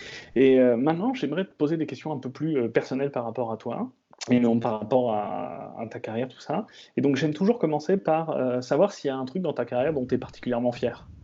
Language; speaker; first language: French; native; French